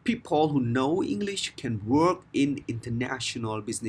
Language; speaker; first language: English; non-native, fluent; Khmer